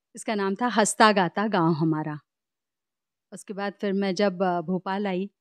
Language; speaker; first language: Hindi; native; Hindi